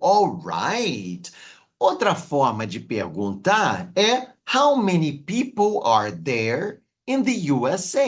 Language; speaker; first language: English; non-native, fluent; Portuguese